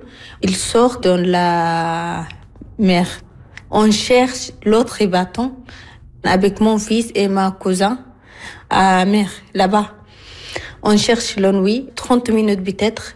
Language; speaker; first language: French; non-native, learner; Arabic